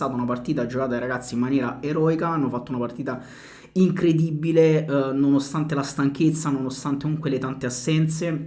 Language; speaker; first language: Italian; native; Italian